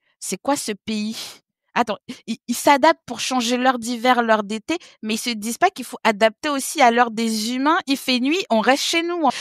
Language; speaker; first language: French; early bilingual, other home language; Haitian Creole